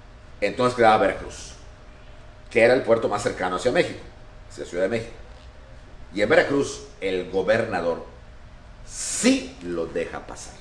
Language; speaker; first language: Spanish; native; Spanish